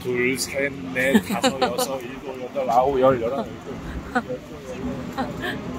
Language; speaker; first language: Korean; native; Korean